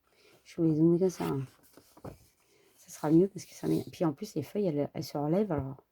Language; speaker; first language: French; native; French